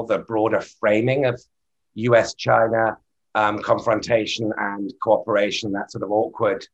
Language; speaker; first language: English; native; English